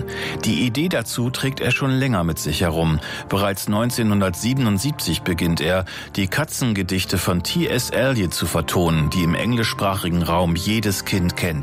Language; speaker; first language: German; native; German